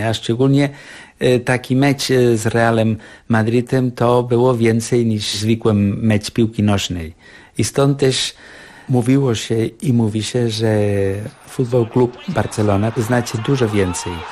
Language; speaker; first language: Polish; non-native, fluent; Catalan